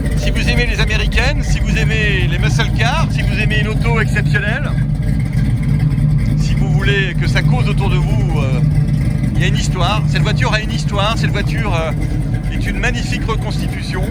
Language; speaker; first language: French; native; French